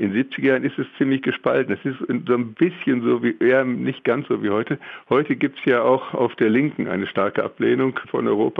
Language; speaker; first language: German; native; German